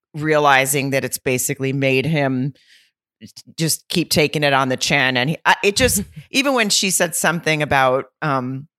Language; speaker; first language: English; native; English